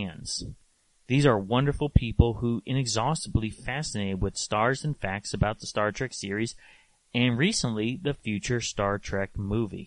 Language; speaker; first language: English; native; English